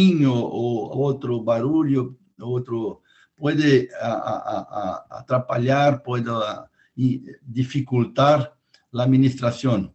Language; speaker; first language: Spanish; non-native, fluent; Portuguese